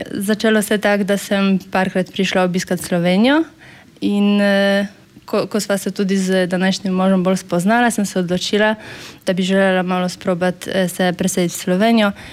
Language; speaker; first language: Slovenian; non-native, fluent; Polish